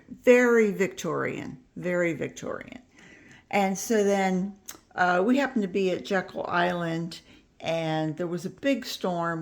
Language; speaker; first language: English; native; English